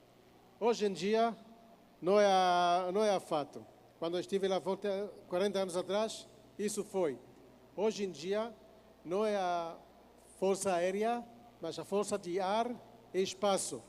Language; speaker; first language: Portuguese; non-native, fluent; Hebrew